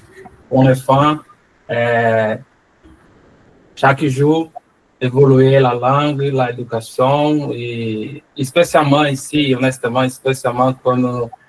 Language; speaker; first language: French; non-native, learner; Portuguese